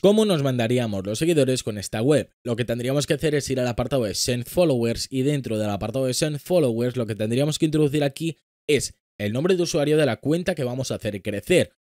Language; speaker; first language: Spanish; native; Spanish